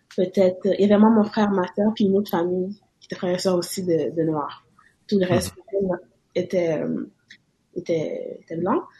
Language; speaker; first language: French; native; French